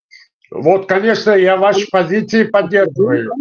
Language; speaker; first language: Russian; non-native, local second language; Tajik